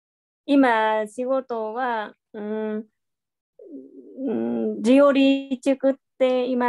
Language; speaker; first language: Japanese; non-native, learner; Vietnamese